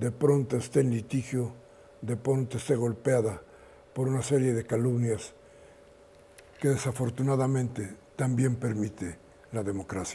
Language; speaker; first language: Spanish; native; Spanish